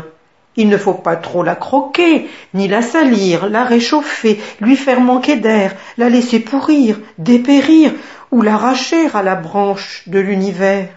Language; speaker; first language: French; native; French